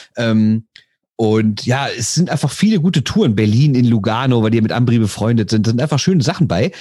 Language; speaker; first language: German; native; German